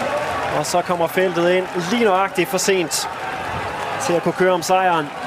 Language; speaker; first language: Danish; native; Danish